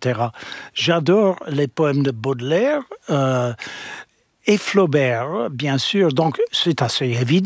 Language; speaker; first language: French; non-native, fluent; English